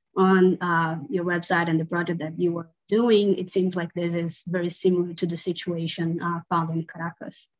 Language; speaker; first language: English; non-native, fluent; Portuguese